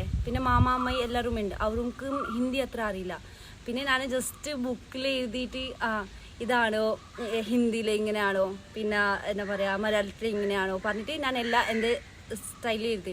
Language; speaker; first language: Malayalam; non-native, local second language; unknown